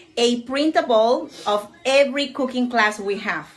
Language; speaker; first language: English; non-native, fluent; Spanish